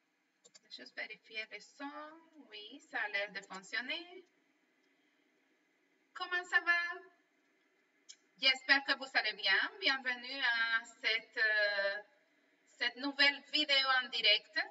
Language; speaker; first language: French; non-native, fluent; Spanish